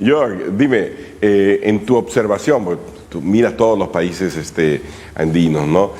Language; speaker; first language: Spanish; native; Spanish